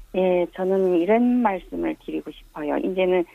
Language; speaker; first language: Korean; early bilingual, heritage; Korean